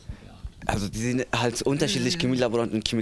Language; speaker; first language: German; non-native, learner; Persian